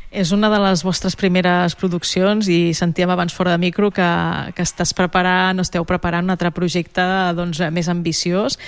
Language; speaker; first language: Catalan; native; Catalan